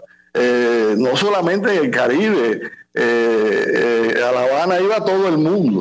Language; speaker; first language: Spanish; native; Spanish